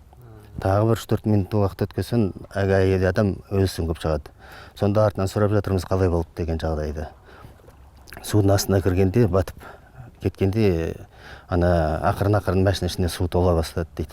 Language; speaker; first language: Kazakh; native; Kazakh